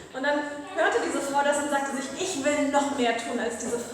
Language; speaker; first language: German; native; German